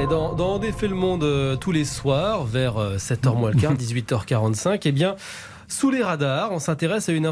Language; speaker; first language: French; native; French